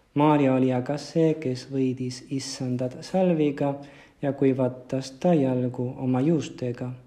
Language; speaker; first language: Estonian; non-native, fluent; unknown